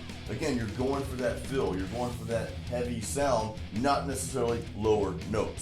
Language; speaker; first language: English; native; English